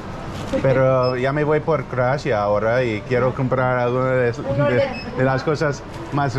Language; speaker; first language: Spanish; non-native, learner; English